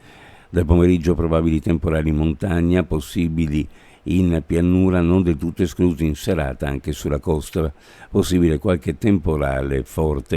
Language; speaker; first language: Italian; native; Italian